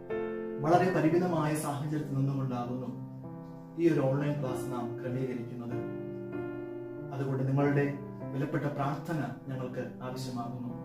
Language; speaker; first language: Malayalam; native; Malayalam